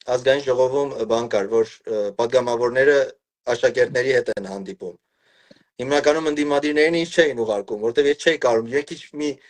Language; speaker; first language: Armenian; early bilingual, heritage; Armenian